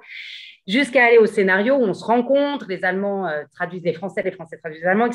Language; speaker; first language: French; native; French